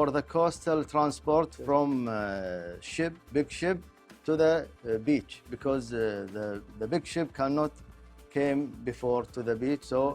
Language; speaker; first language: English; non-native, local second language; Arabic